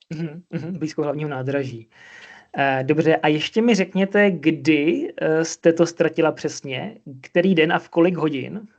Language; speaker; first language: Czech; non-native, fluent; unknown